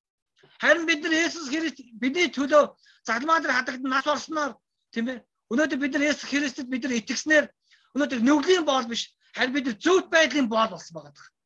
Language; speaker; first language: Mongolian; non-native, fluent; Korean